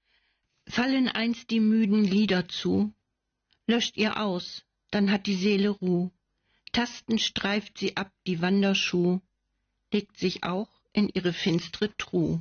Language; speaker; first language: German; native; German